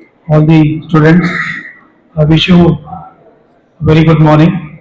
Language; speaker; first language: English; non-native, local second language; Telugu